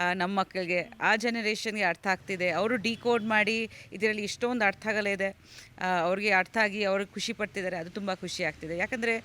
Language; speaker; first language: Kannada; non-native, fluent; Bangla